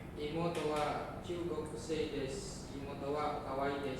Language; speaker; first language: Japanese; non-native, learner; Indonesian